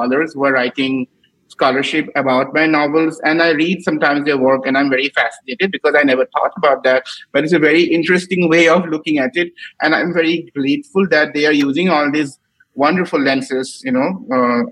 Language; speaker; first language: English; non-native, local second language; Assamese